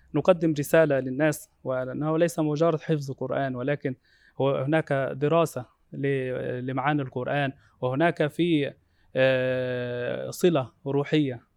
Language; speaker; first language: Arabic; native; Arabic